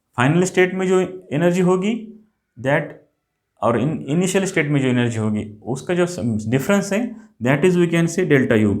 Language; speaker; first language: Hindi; non-native, local second language; Marathi